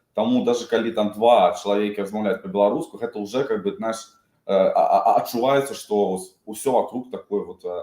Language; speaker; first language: Belarusian; non-native, local second language; Russian